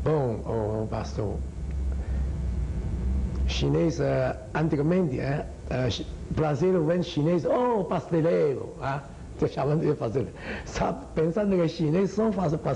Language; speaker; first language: Portuguese; non-native, learner; Chinese